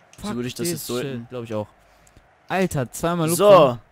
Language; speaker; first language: German; native; German